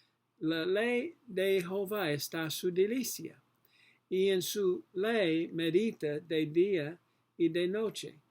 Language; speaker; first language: Spanish; non-native, learner; English